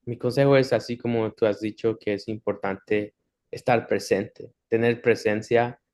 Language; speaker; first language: Spanish; early bilingual, heritage; Spanish